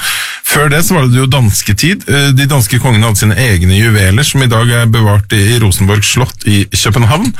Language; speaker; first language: Norwegian; native; Norwegian